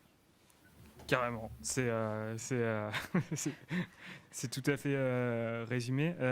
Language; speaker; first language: French; native; French